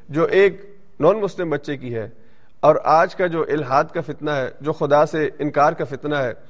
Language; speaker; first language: Urdu; early bilingual, heritage; Urdu